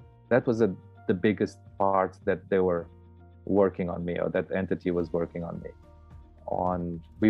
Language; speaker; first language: English; non-native, fluent; Portuguese